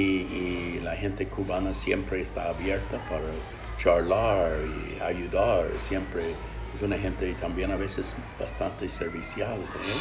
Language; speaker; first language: Spanish; non-native, fluent; English